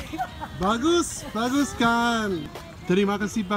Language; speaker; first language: Indonesian; non-native, learner; English